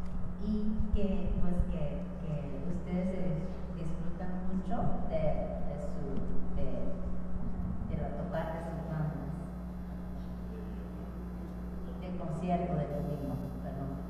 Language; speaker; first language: Spanish; non-native, fluent; Japanese